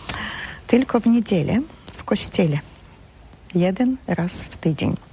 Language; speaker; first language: Polish; early bilingual, heritage; Polish